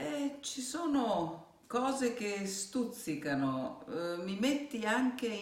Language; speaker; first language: Italian; native; Italian